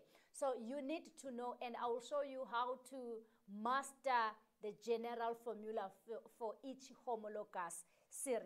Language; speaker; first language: English; non-native, local second language; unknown